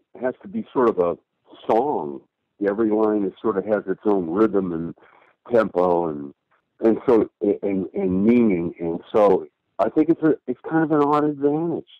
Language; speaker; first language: English; native; English